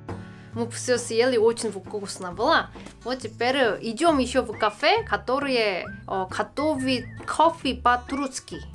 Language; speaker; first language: Russian; non-native, fluent; Korean